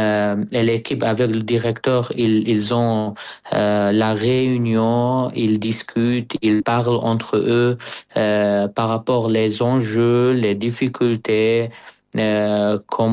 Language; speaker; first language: French; non-native, fluent; Arabic